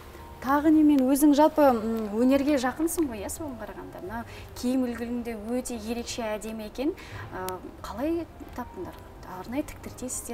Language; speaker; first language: Kazakh; native; Kazakh